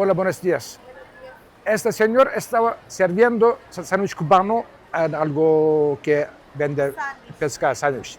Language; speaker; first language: Spanish; non-native, learner; Turkish